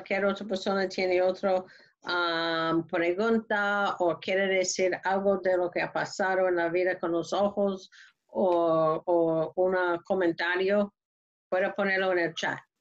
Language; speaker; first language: Spanish; non-native, learner; English